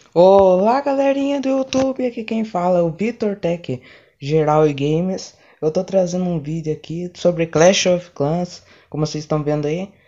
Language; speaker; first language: Portuguese; native; Portuguese